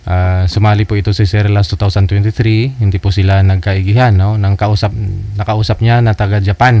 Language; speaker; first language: Filipino; native; Filipino